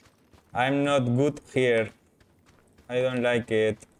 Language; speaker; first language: English; non-native, learner; Spanish